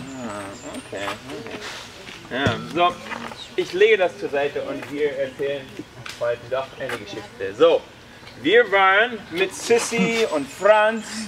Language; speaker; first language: German; non-native, fluent; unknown